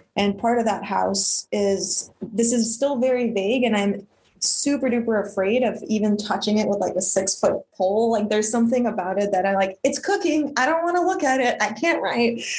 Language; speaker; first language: English; early bilingual, other home language; Russian